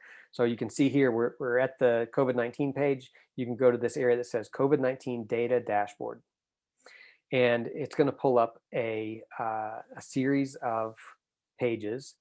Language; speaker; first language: English; native; English